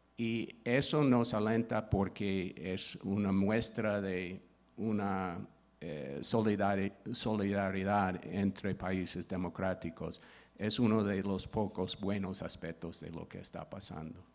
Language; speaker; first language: Spanish; non-native, fluent; English